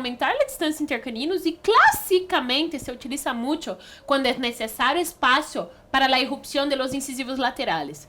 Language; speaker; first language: Spanish; non-native, fluent; Portuguese